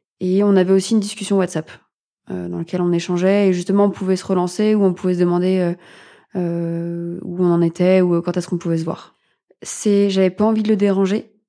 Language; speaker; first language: French; native; French